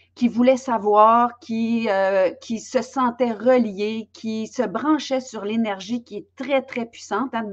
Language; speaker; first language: French; native; French